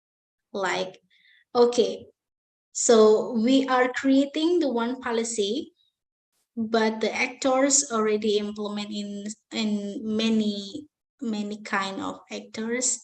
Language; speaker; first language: English; non-native, fluent; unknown